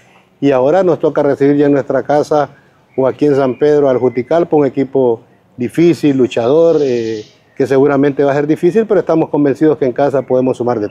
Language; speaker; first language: Spanish; native; Spanish